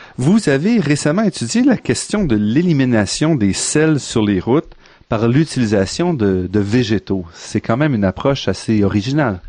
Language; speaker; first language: French; native; French